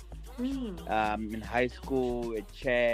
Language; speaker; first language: English; non-native, local second language; Zulu